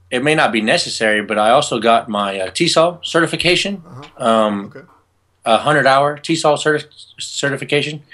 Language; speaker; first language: English; native; English